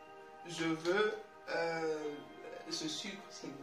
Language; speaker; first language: French; non-native, learner; English